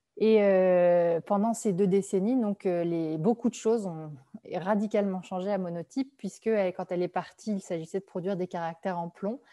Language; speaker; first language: French; native; French